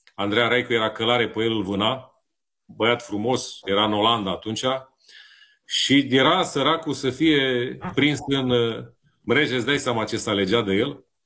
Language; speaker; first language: Romanian; native; Romanian